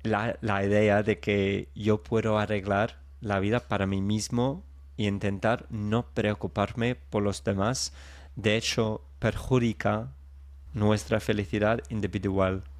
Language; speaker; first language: Spanish; non-native, fluent; English